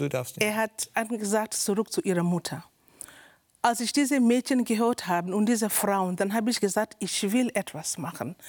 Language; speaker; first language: German; non-native, learner; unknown